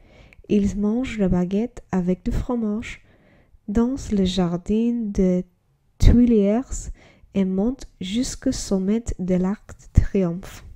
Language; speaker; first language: French; non-native, learner; English